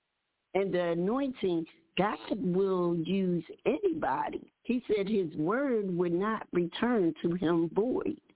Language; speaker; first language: English; native; English